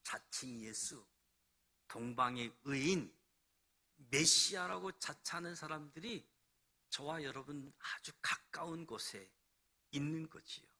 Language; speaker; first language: Korean; native; Korean